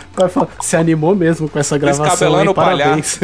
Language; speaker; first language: Portuguese; native; Portuguese